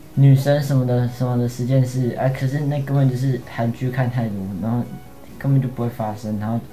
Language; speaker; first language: Chinese; native; Chinese